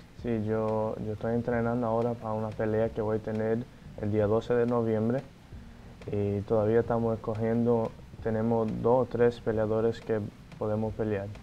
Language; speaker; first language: Spanish; non-native, fluent; Portuguese